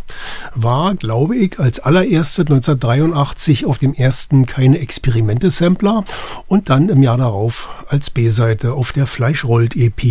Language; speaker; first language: German; native; German